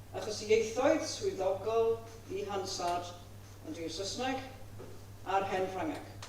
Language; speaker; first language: Welsh; non-native, fluent; English